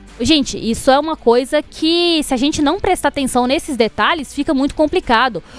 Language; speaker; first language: Portuguese; native; Portuguese